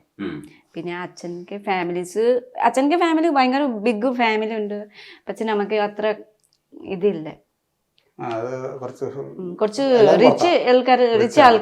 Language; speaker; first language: Malayalam; non-native, learner; Nepali